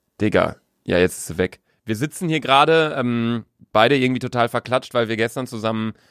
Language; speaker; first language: German; native; German